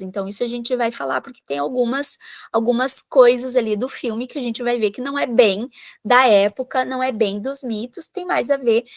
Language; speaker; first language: Portuguese; native; Portuguese